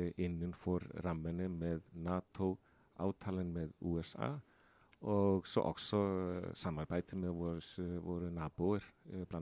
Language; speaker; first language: Norwegian; non-native, fluent; Icelandic